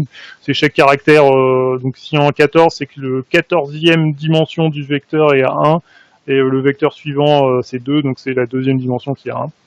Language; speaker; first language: French; native; French